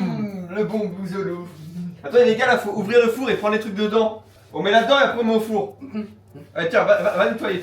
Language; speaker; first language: French; native; French